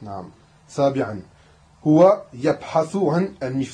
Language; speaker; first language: Arabic; non-native, fluent; French